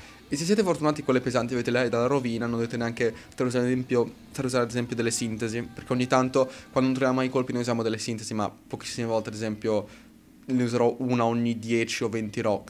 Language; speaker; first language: Italian; native; Italian